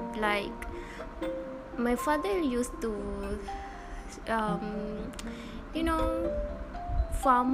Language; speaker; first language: English; non-native, learner; Malay